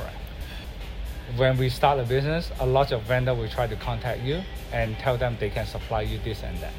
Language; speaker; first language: English; non-native, local second language; Cantonese